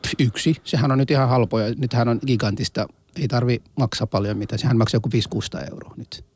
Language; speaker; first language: Finnish; non-native, fluent; Somali